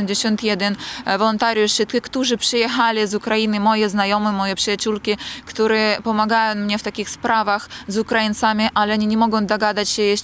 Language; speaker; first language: Polish; non-native, fluent; Ukrainian